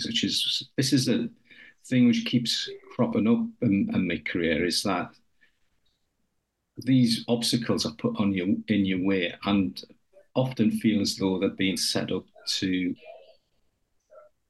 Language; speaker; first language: English; native; English